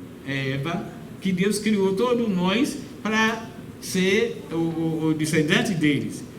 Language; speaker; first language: Portuguese; non-native, fluent; Yoruba